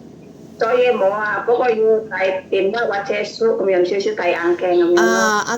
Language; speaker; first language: Cantonese; non-native, learner; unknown